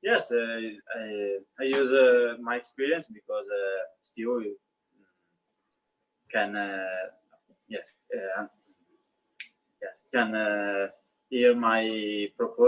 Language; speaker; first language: English; non-native, learner; Italian